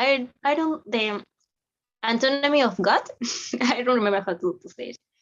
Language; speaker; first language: English; non-native, learner; Spanish